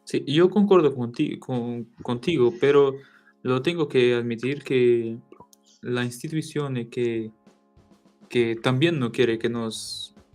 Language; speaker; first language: Spanish; non-native, learner; Portuguese